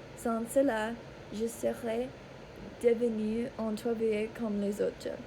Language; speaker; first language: French; non-native, learner; English